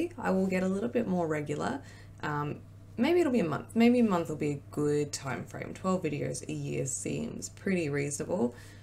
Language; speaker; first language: English; native; English